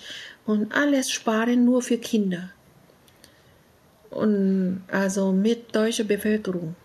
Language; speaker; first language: German; non-native, learner; Vietnamese